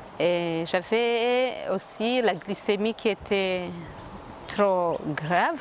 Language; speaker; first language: French; non-native, local second language; Kinyarwanda